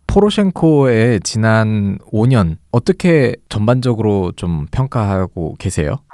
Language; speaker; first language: Korean; native; Korean